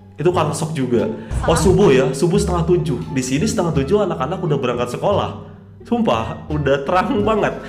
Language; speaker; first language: Indonesian; native; Indonesian